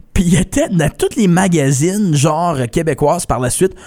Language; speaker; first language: French; native; French